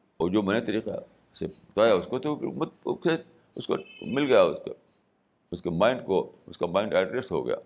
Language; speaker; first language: Urdu; native; Urdu